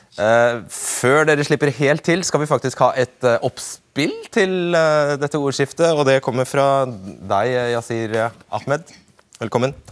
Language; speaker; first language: Norwegian; native; Norwegian